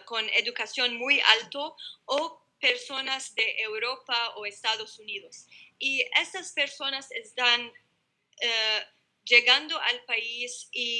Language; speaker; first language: Spanish; non-native, learner; Arabic